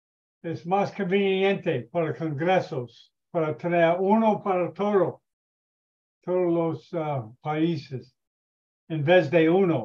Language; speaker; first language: Spanish; non-native, learner; English